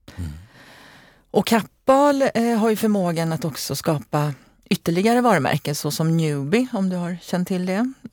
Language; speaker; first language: Swedish; early bilingual, other home language; Hungarian